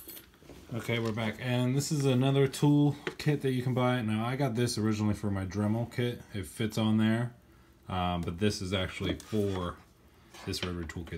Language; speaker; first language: English; native; English